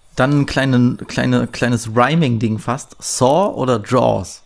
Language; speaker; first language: German; native; German